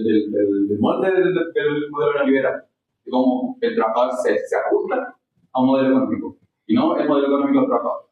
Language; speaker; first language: Spanish; native; Spanish